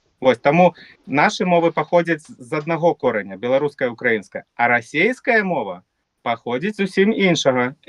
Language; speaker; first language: Belarusian; non-native, local second language; Russian